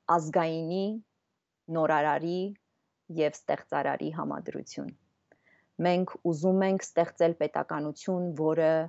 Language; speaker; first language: Armenian; native; Armenian